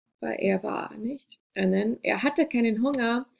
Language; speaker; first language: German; non-native, fluent; English